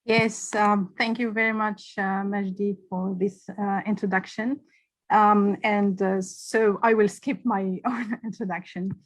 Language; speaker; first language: English; non-native, local second language; Arabic